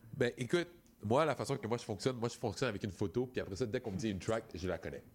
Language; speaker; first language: French; native; French